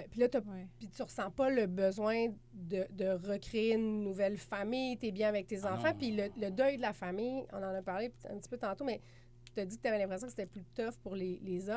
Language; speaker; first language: French; native; French